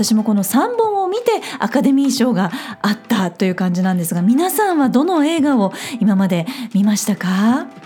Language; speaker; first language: Japanese; native; Japanese